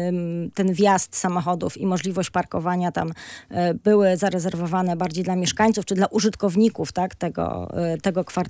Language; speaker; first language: Polish; native; Polish